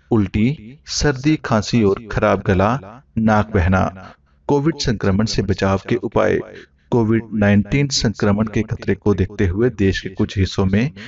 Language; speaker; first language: Hindi; native; Hindi